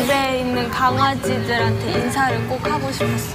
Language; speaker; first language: Korean; early bilingual, heritage; English